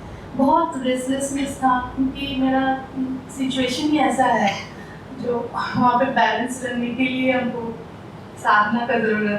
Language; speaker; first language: Hindi; non-native, local second language; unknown